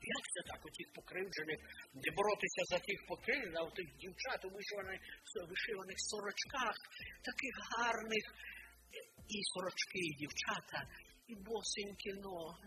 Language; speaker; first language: Ukrainian; non-native, local second language; Russian